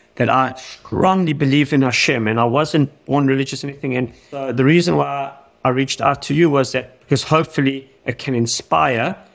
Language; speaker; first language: English; native; English